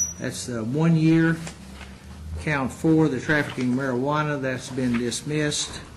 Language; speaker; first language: English; native; English